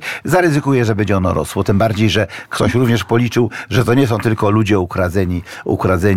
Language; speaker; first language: Polish; native; Polish